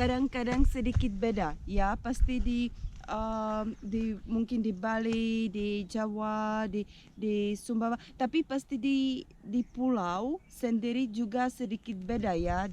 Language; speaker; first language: Indonesian; non-native, learner; Czech